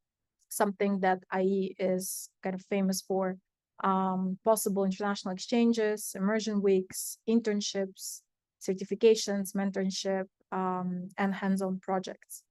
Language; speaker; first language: English; non-native, fluent; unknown